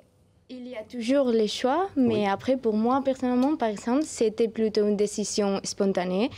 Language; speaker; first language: French; non-native, learner; Spanish